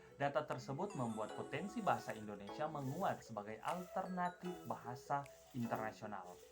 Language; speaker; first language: Indonesian; native; Indonesian